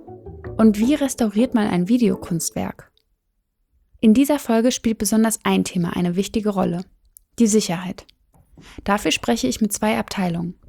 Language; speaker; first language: German; native; German